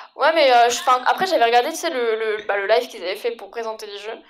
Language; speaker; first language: French; native; French